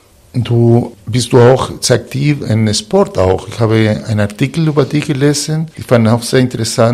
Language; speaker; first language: German; non-native, fluent; Spanish